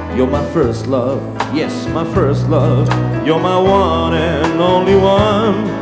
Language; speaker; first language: English; non-native, fluent; Italian